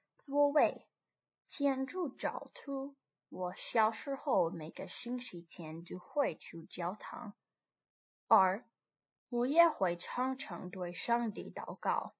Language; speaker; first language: Chinese; non-native, learner; English